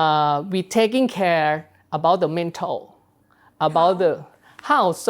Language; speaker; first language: English; non-native, learner; Thai